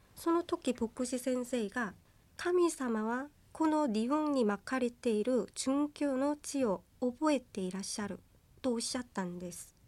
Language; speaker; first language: Japanese; non-native, fluent; Korean